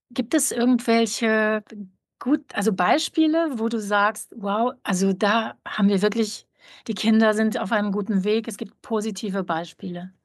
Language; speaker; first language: German; native; German